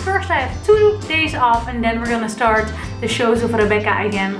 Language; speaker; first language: English; non-native, fluent; Dutch